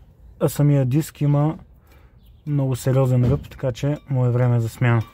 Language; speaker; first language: Bulgarian; native; Bulgarian